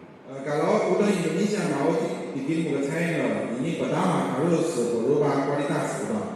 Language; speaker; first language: Indonesian; non-native, learner; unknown